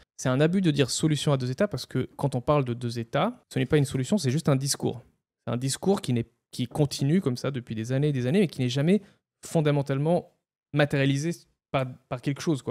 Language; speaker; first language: French; non-native, fluent; Hebrew